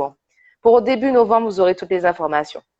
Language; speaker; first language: French; native; French